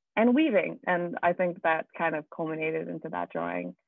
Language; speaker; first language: English; native; English